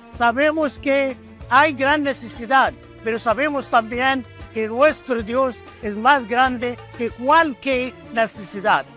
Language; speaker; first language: Spanish; non-native, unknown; Arabic